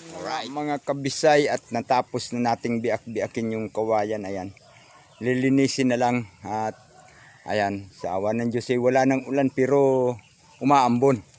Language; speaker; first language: Filipino; non-native, local second language; Cebuano